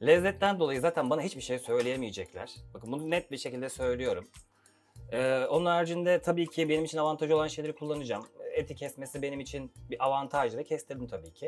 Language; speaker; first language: Turkish; native; Turkish